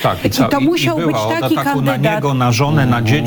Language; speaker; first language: Polish; native; Polish